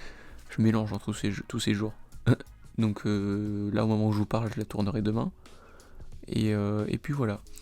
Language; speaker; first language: French; native; French